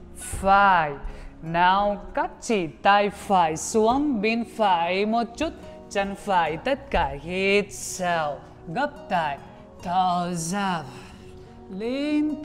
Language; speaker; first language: Vietnamese; non-native, learner; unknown